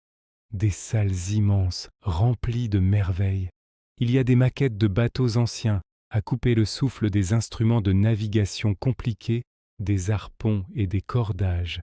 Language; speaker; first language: French; native; French